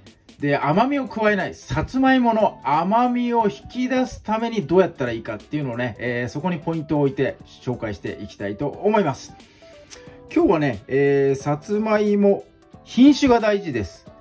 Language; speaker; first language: Japanese; native; Japanese